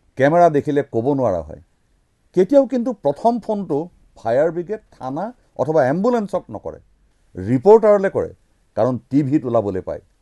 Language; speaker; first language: Assamese; native; Assamese